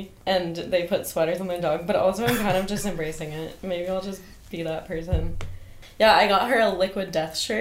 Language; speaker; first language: English; native; English